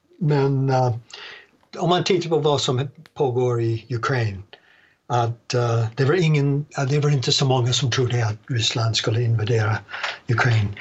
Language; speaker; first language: Swedish; non-native, fluent; English